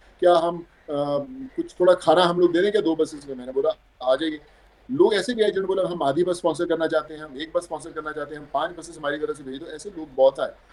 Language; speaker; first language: Hindi; non-native, local second language; Punjabi